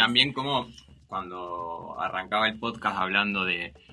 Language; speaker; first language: Spanish; native; Spanish